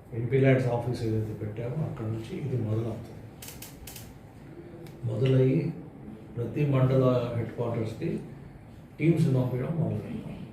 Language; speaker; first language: Telugu; native; Telugu